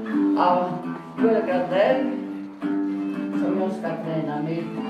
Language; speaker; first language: Swedish; non-native, fluent; Italian